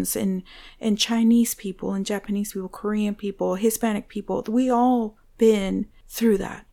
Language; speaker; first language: English; non-native, fluent; Spanish